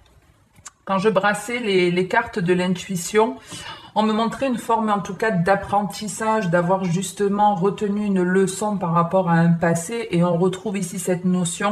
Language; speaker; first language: French; native; French